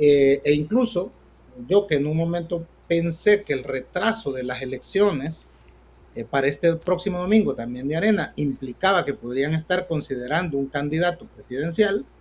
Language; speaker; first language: Spanish; native; Spanish